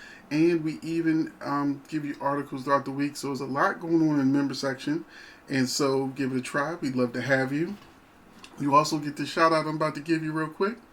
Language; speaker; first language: English; native; English